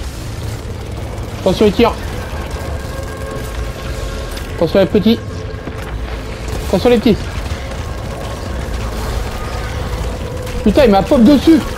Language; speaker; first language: French; native; French